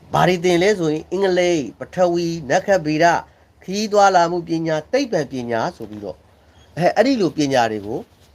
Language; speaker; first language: Burmese; native; Burmese